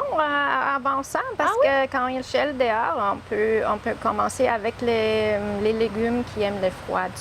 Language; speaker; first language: French; non-native, learner; English